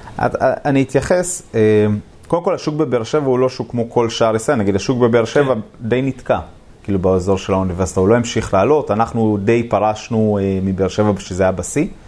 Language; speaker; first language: Hebrew; native; Hebrew